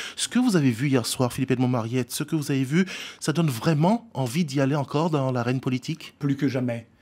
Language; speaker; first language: French; native; French